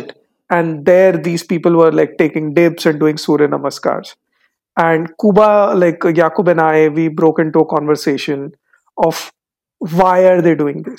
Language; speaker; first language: English; non-native, local second language; Hindi